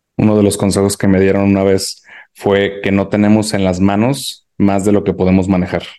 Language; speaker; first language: Spanish; native; Spanish